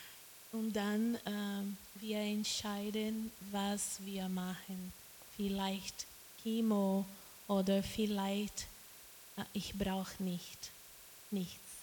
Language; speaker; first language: German; non-native, learner; Portuguese